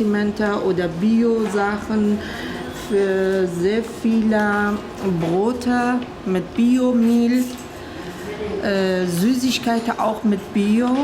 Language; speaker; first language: German; non-native, learner; Kurdish